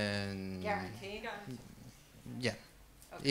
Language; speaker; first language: English; non-native, learner; Spanish